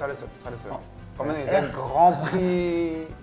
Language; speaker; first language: Korean; non-native, fluent; French